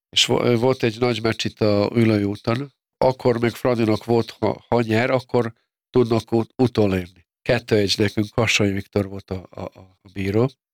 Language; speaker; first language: Hungarian; non-native, fluent; Serbian